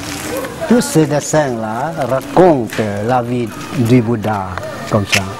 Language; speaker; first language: French; non-native, fluent; Lao